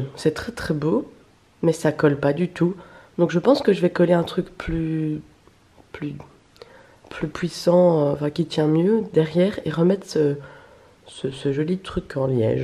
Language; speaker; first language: French; native; French